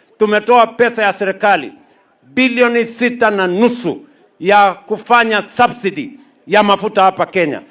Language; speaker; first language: Swahili; non-native, local second language; Kalenjin